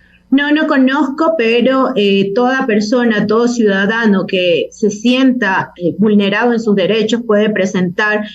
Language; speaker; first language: Spanish; native; Spanish